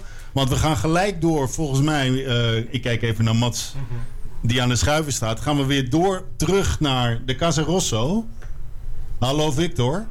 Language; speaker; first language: Dutch; native; Dutch